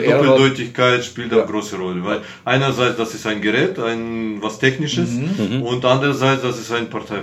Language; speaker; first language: German; non-native, fluent; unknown